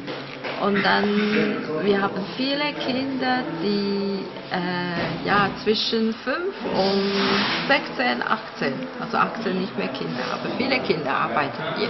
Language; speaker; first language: German; non-native, fluent; Chinese